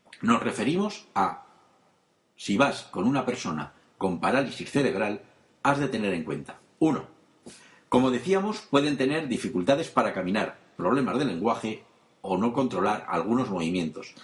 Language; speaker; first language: Spanish; native; Spanish